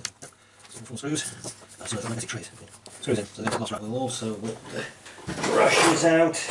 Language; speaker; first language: English; native; English